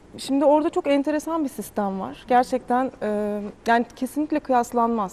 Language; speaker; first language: Turkish; native; Turkish